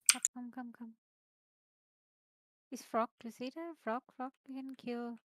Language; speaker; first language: English; non-native, learner; Indonesian